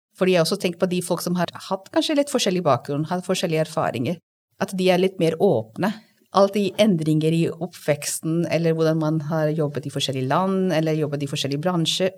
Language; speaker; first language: Norwegian; non-native, fluent; Hindi